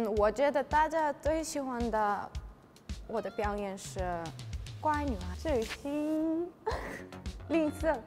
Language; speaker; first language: Chinese; non-native, learner; Russian